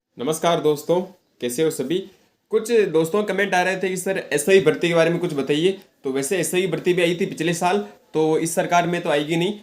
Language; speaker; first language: Hindi; native; Hindi